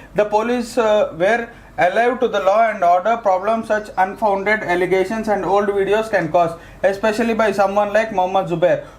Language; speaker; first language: English; non-native, local second language; Telugu